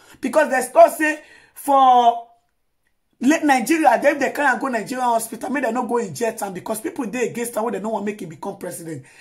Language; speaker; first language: Nigerian Pidgin; native; Nigerian Pidgin